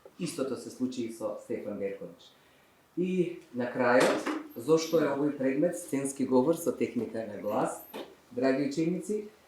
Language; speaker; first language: Macedonian; native; Macedonian